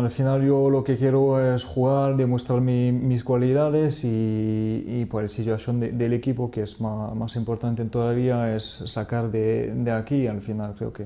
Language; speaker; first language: Spanish; non-native, fluent; French